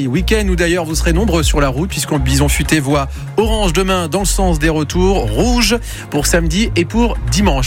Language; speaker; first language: French; native; French